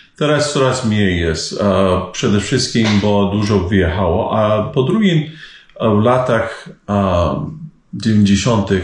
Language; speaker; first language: Polish; early bilingual, heritage; Polish